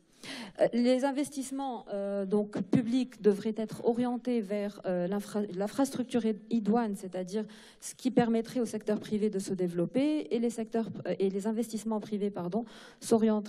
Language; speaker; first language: French; non-native, local second language; Arabic